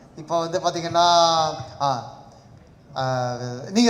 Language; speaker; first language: Tamil; native; Tamil